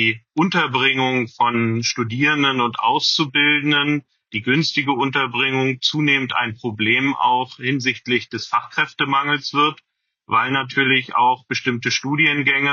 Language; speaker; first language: German; native; German